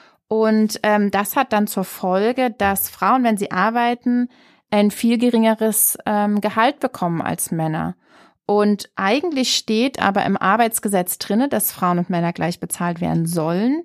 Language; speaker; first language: German; native; German